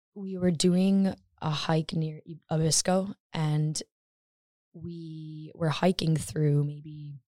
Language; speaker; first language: English; native; English